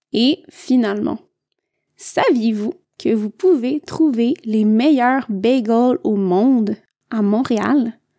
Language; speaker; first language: French; native; French